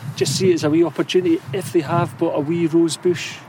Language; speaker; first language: English; native; English